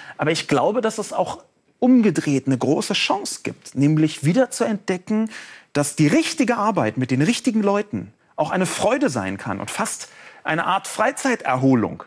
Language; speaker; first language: German; native; German